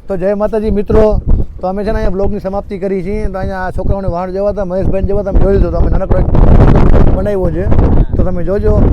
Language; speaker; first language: Gujarati; non-native, local second language; Kachhi